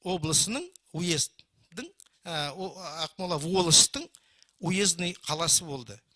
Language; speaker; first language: Kazakh; non-native, local second language; Russian